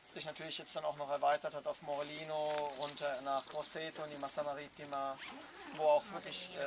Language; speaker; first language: German; native; German